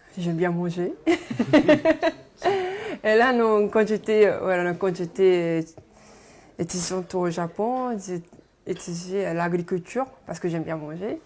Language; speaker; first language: French; non-native, fluent; Japanese